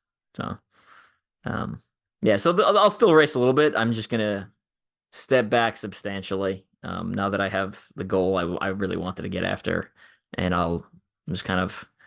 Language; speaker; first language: English; native; English